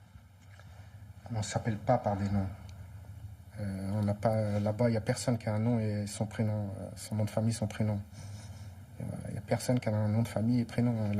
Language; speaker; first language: French; native; French